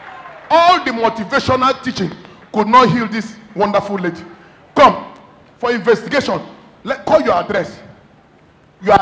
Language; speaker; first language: English; non-native, local second language; Igbo